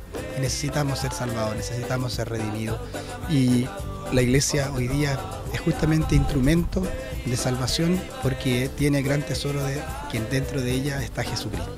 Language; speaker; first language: Spanish; native; Spanish